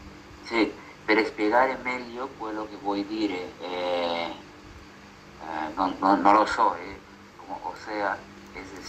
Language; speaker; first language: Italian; non-native, learner; Spanish